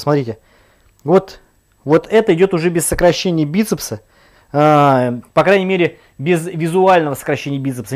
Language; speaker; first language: Russian; native; Russian